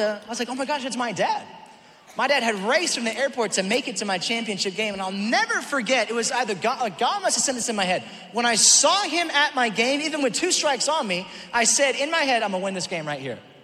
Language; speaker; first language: English; native; English